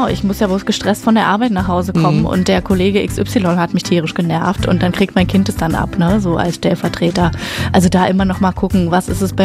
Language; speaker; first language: German; native; German